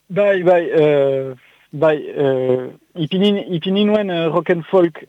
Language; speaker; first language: Basque; non-native, local second language; French